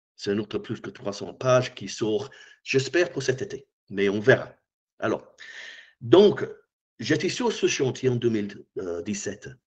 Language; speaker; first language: French; non-native, learner; English